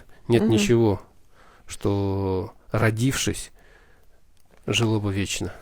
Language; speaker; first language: Russian; native; Russian